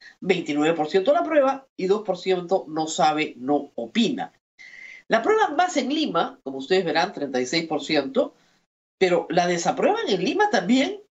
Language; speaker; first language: Spanish; native; Spanish